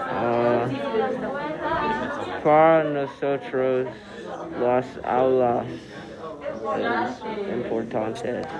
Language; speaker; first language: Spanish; non-native, learner; English